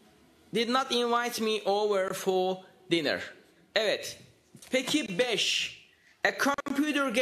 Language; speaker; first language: English; non-native, fluent; Turkish